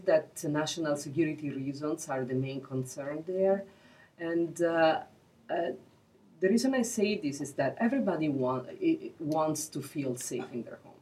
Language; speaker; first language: English; non-native, fluent; Italian